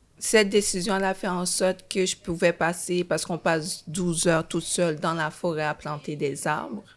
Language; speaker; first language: French; early bilingual, other home language; Haitian Creole